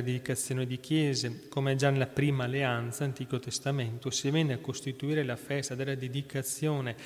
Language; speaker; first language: Italian; native; Italian